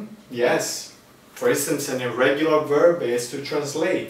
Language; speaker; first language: English; non-native, fluent; Italian